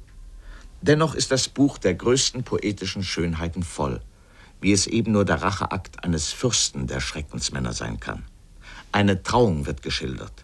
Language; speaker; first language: German; native; German